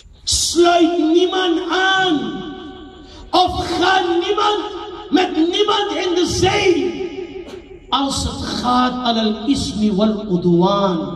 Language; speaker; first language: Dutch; non-native, local second language; Urdu